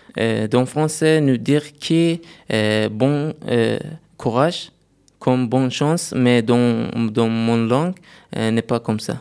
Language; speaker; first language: French; non-native, learner; Persian